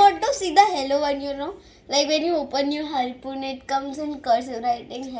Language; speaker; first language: English; non-native, local second language; Hindi